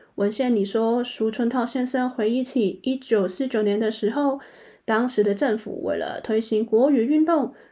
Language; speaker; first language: Chinese; non-native, local second language; Cantonese